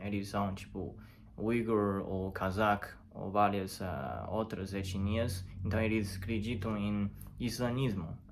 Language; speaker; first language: Portuguese; non-native, learner; Chinese